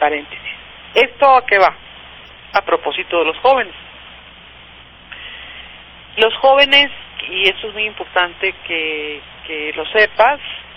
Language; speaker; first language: Spanish; native; Spanish